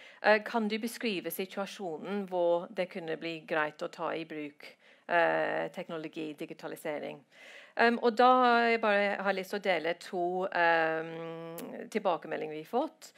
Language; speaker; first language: Norwegian; non-native, fluent; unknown